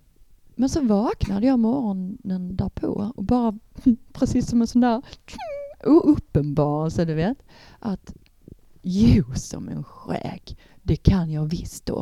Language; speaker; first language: Swedish; native; Swedish